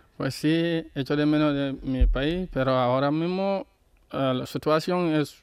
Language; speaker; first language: Spanish; non-native, learner; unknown